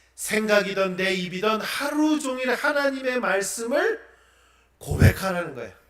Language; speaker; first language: Korean; native; Korean